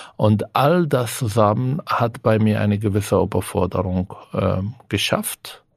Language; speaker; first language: German; non-native, fluent; Arabic